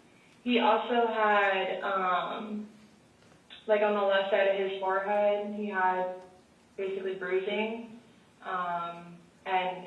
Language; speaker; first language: English; native; English